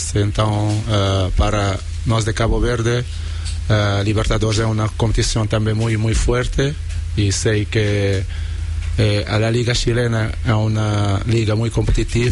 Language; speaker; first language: Spanish; non-native, fluent; Portuguese